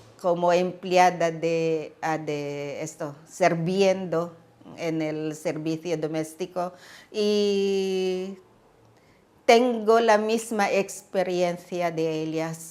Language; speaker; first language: Spanish; non-native, learner; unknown